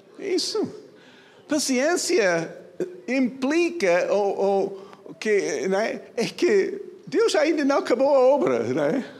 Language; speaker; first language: Portuguese; non-native, fluent; English